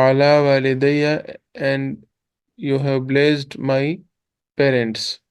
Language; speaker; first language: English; non-native, local second language; Urdu